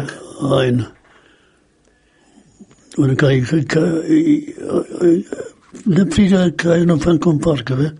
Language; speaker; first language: Welsh; native; Welsh